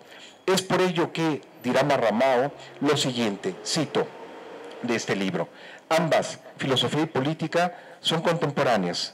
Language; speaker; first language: Spanish; native; Spanish